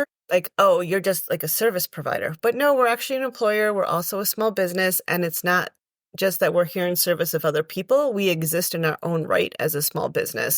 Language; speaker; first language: English; native; English